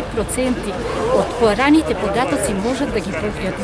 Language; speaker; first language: Macedonian; native; Macedonian